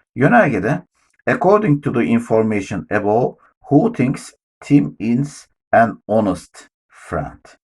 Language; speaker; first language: English; non-native, fluent; Turkish